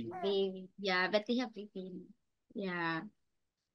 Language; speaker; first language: English; non-native, learner; Cebuano